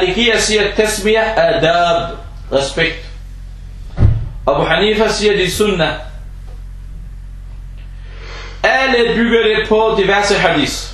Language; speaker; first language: Danish; non-native, fluent; Arabic